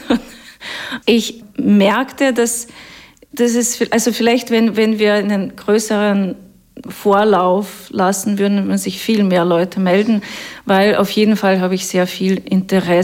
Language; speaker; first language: German; non-native, fluent; Russian